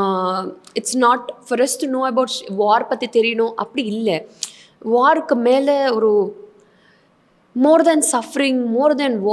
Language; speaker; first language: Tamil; non-native, fluent; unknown